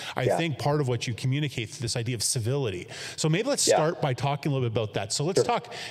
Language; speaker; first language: English; native; English